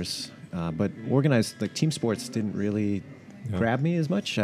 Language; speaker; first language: English; native; English